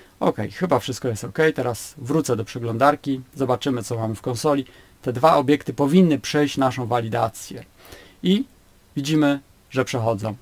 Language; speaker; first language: Polish; native; Polish